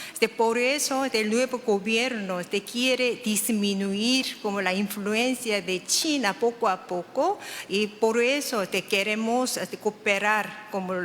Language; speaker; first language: Spanish; non-native, fluent; Korean